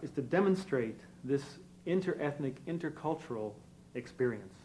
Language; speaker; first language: English; native; English